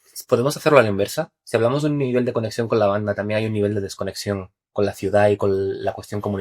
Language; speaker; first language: Spanish; native; Spanish